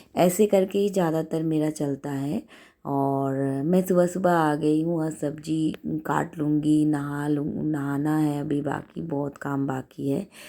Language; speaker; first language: Hindi; non-native, local second language; Bangla